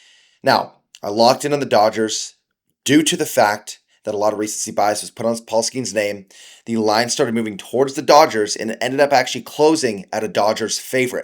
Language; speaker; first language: English; native; English